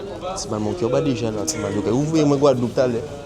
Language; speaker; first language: French; native; French